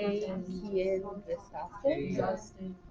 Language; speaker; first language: Spanish; non-native, learner; English